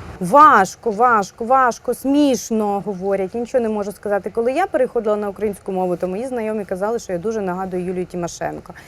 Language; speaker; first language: Ukrainian; non-native, local second language; Russian